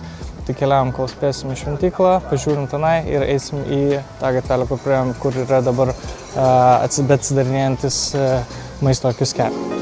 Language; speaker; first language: Lithuanian; native; Lithuanian